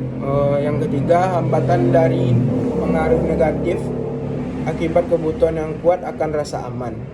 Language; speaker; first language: Indonesian; native; Indonesian